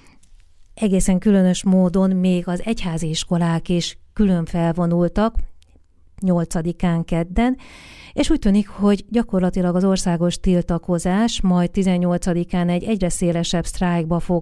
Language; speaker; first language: Hungarian; native; Hungarian